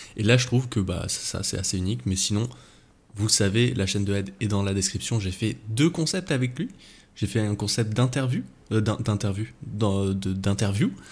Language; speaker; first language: French; native; French